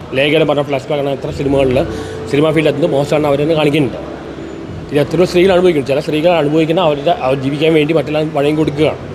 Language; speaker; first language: Malayalam; native; Malayalam